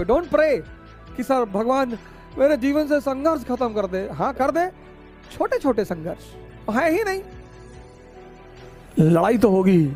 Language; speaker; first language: Hindi; native; Hindi